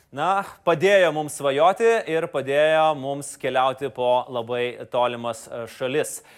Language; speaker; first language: Lithuanian; native; Lithuanian